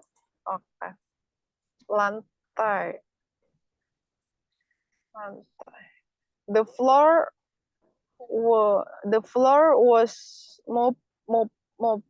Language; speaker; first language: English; non-native, learner; Indonesian